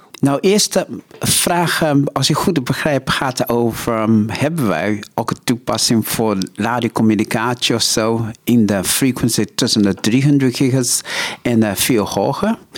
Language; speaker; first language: Dutch; non-native, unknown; Chinese